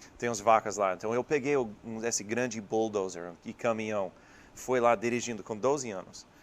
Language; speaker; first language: Portuguese; non-native, fluent; English